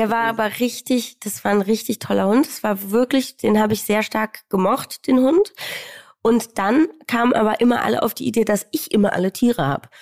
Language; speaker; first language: German; native; German